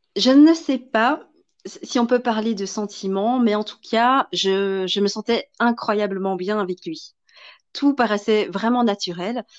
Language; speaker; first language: French; early bilingual, other home language; Vietnamese